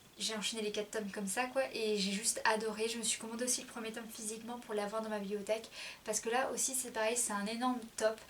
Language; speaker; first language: French; native; French